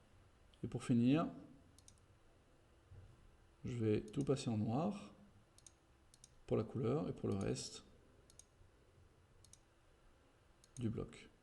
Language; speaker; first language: French; native; French